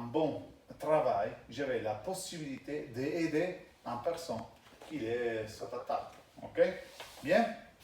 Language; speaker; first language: French; non-native, learner; Italian